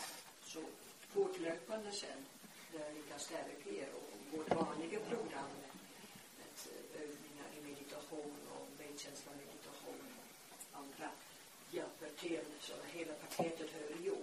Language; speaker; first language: Swedish; non-native, fluent; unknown